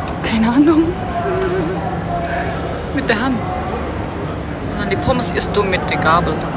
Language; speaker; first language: German; non-native, learner; Indonesian